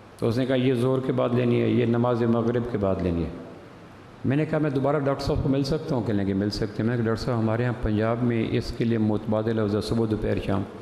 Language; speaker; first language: Urdu; native; Urdu